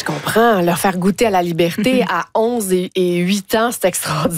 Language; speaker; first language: French; native; French